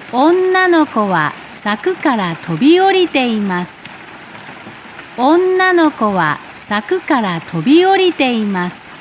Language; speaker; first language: Japanese; non-native, learner; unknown